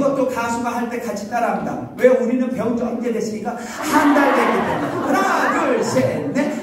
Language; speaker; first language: Korean; native; Korean